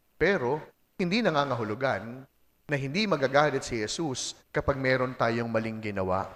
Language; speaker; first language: Filipino; native; Filipino